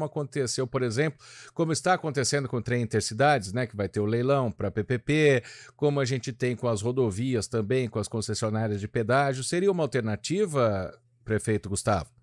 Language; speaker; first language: Portuguese; native; Portuguese